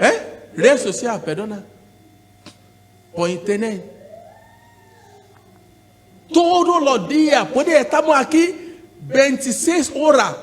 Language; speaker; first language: Spanish; non-native, learner; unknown